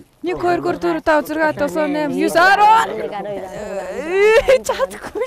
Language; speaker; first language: Mongolian; non-native, learner; Russian